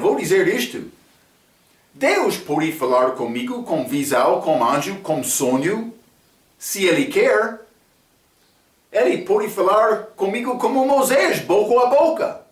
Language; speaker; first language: Portuguese; non-native, fluent; English